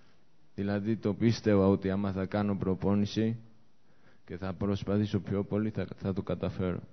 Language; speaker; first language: Greek; non-native, fluent; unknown